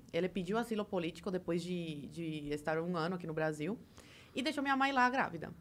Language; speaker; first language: Portuguese; early bilingual, other home language; Spanish